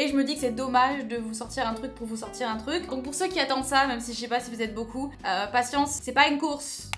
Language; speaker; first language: French; native; French